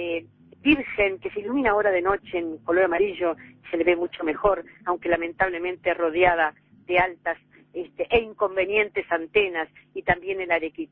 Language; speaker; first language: Spanish; native; Spanish